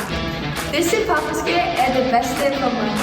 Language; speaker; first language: Danish; non-native, learner; Icelandic